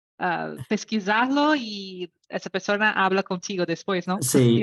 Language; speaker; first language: Spanish; non-native, learner; Portuguese